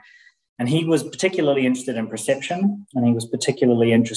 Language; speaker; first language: English; native; English